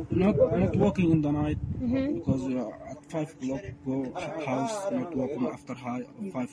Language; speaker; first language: English; non-native, learner; Arabic